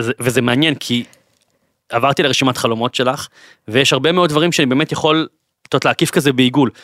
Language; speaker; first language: Hebrew; native; Hebrew